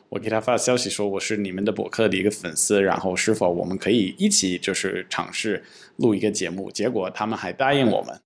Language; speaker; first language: Chinese; non-native, fluent; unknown